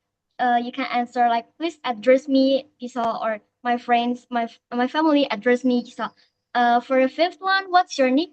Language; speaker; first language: English; non-native, learner; Indonesian